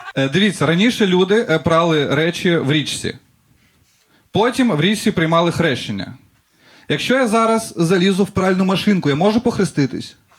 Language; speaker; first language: Ukrainian; non-native, local second language; Russian